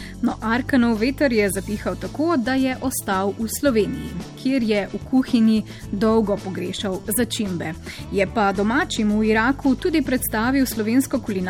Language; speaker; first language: Slovenian; native; Slovenian